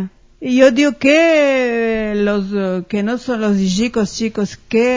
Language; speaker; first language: Spanish; early bilingual, heritage; Ladino